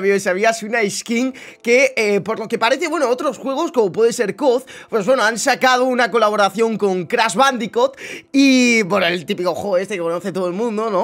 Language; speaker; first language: Spanish; native; Spanish